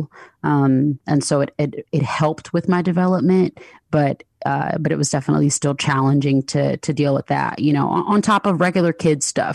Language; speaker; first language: English; native; English